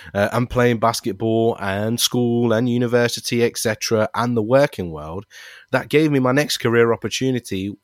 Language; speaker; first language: English; native; English